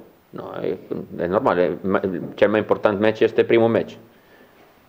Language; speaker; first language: Romanian; non-native, learner; Italian